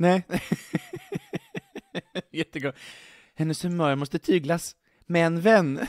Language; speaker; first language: Swedish; native; Swedish